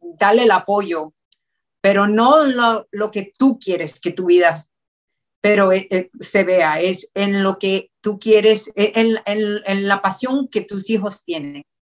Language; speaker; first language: Spanish; early bilingual, heritage; Spanish